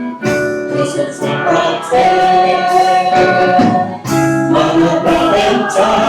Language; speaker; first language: Thai; native; Thai